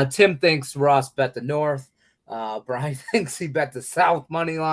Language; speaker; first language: English; native; English